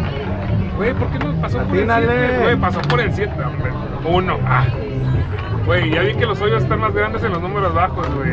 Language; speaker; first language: Spanish; native; Spanish